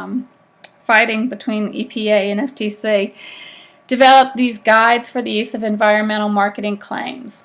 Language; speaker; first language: English; native; English